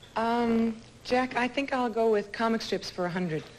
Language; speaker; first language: English; native; English